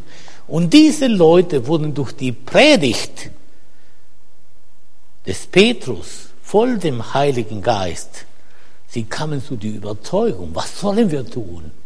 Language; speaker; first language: German; non-native, fluent; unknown